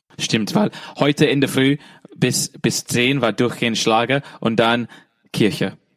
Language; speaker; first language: German; non-native, fluent; English